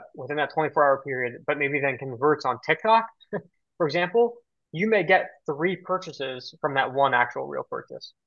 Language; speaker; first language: English; native; English